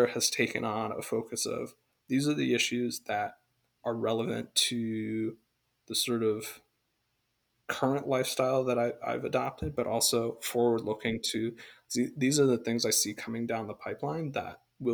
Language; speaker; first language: English; native; English